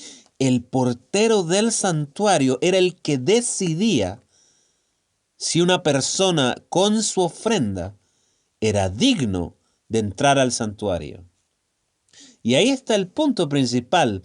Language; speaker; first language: Spanish; native; Spanish